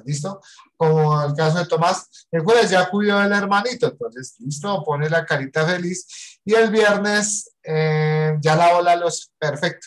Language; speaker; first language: Spanish; native; Spanish